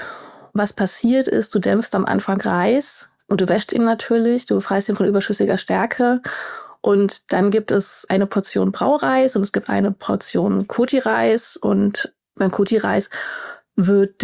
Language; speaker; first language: German; native; German